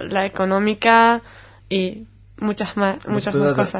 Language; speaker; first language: Spanish; non-native, fluent; Hebrew